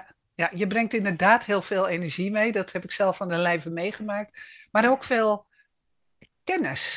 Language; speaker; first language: Dutch; native; Dutch